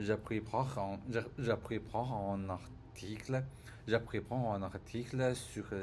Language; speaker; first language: French; non-native, learner; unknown